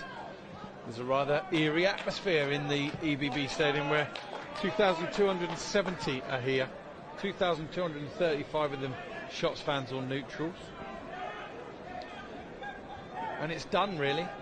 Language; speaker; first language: English; native; English